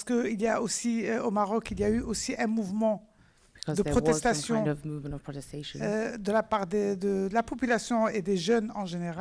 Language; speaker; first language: French; non-native, local second language; Arabic